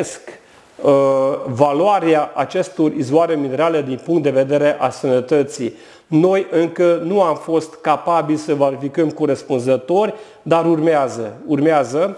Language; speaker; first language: Romanian; non-native, local second language; Hungarian